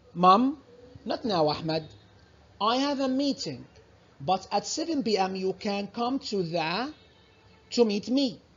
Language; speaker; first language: English; non-native, fluent; Arabic